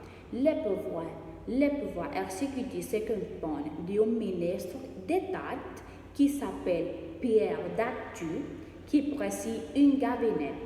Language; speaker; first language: French; non-native, learner; Spanish